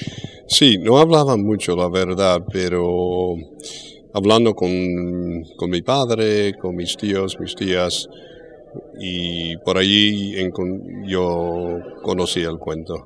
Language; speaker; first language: Spanish; early bilingual, heritage; English